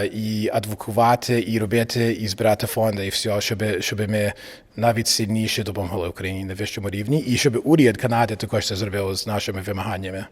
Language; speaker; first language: Ukrainian; early bilingual, heritage; English